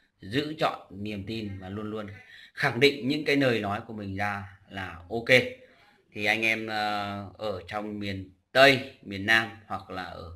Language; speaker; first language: Vietnamese; native; Vietnamese